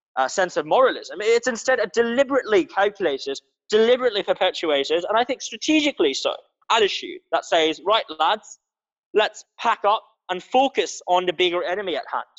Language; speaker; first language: English; non-native, local second language; Cantonese